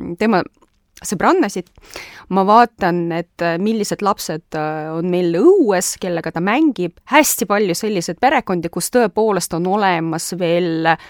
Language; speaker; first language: Estonian; non-native, local second language; Russian